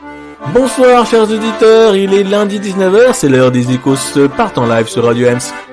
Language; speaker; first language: French; native; French